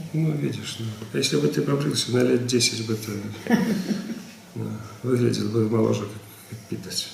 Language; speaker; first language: Russian; native; Russian